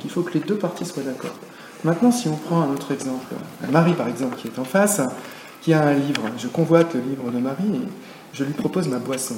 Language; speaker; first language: French; native; French